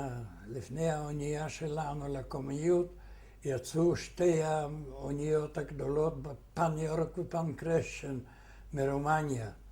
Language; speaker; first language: Hebrew; non-native, fluent; Yiddish